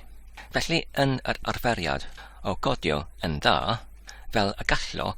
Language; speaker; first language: Welsh; non-native, learner; English